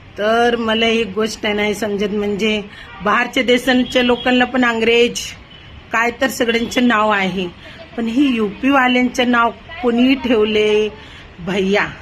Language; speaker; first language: Marathi; non-native, local second language; Hindi